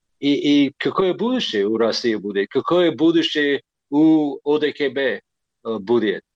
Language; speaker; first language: Russian; non-native, fluent; English